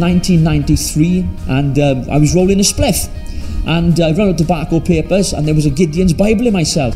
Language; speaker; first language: English; native; English